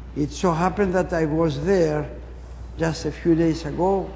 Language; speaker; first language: English; non-native, fluent; Greek